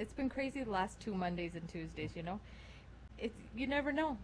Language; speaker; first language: English; early bilingual, other home language; Spanish